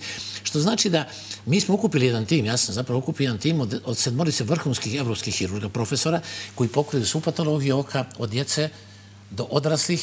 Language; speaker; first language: Bosnian; native; Bosnian